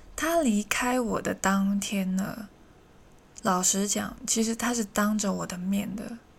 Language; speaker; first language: Chinese; non-native, local second language; Cantonese